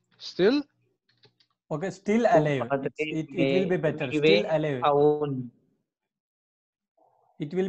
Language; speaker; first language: English; non-native, local second language; Hindi